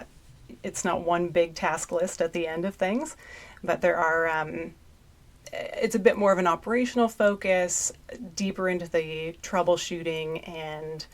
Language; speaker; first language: English; native; English